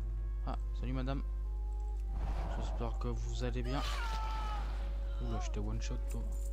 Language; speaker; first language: French; native; French